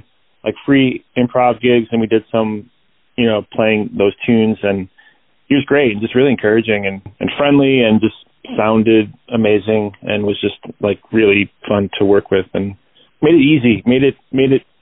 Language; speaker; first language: English; native; English